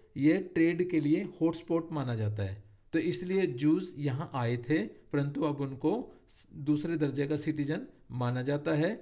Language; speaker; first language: Hindi; native; Hindi